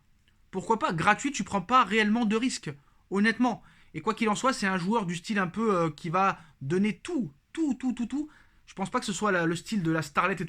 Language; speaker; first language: French; native; French